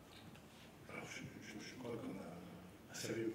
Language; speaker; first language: French; native; French